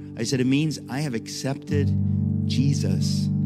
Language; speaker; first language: English; native; English